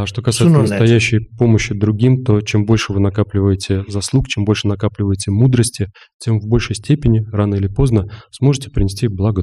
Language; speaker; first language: Russian; native; Russian